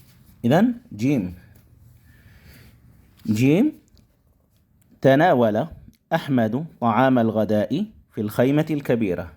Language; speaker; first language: Arabic; non-native, fluent; Indonesian